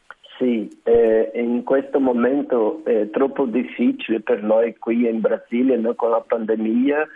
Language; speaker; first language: Italian; non-native, learner; Portuguese